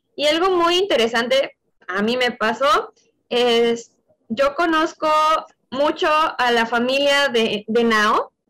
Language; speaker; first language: Spanish; native; Spanish